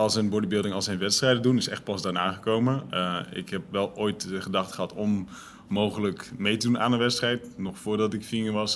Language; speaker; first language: Dutch; native; Dutch